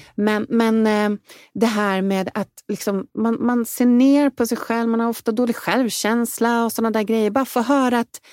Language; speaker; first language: Swedish; native; Swedish